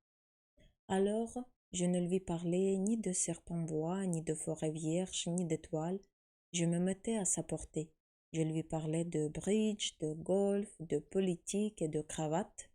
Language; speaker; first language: French; non-native, fluent; Ukrainian